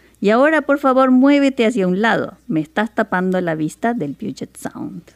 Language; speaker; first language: Spanish; native; Spanish